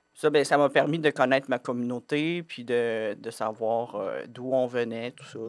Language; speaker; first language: French; native; French